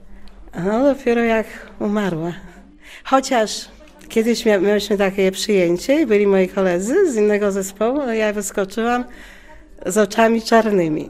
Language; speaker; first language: Polish; native; Polish